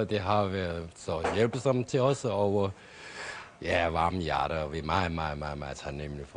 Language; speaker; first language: Danish; non-native, fluent; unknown